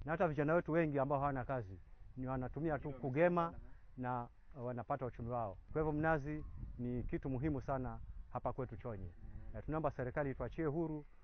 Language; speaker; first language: Swahili; non-native, local second language; Giryama